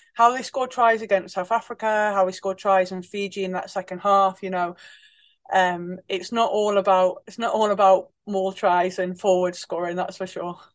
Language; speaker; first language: English; native; English